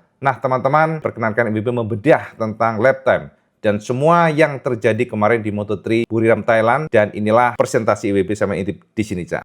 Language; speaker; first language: Indonesian; native; Indonesian